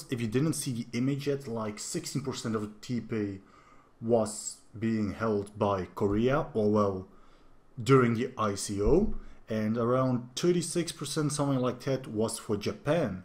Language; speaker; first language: English; non-native, fluent; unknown